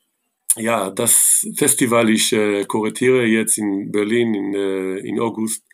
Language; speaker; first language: German; non-native, learner; Hebrew